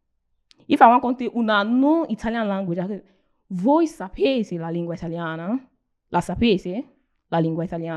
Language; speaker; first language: Italian; non-native, learner; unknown